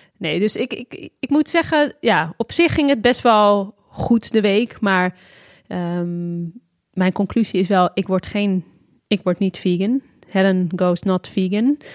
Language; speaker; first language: Dutch; native; Dutch